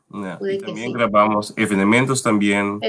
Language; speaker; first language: Spanish; non-native, fluent; Papiamento